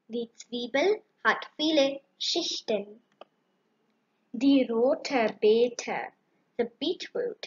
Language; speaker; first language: German; non-native, learner; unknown